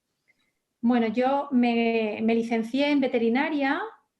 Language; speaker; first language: Spanish; native; Spanish